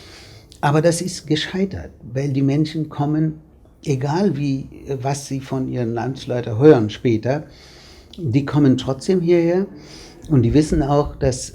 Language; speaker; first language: German; non-native, fluent; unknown